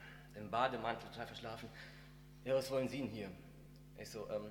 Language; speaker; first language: German; native; German